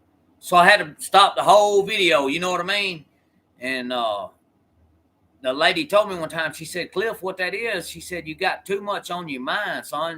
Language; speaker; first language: English; native; English